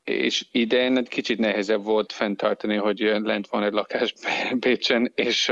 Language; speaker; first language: Hungarian; non-native, fluent; English